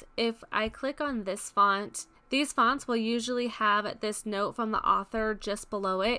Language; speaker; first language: English; native; English